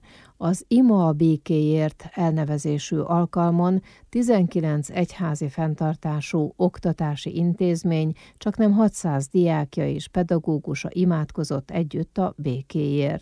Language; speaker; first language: Hungarian; native; Hungarian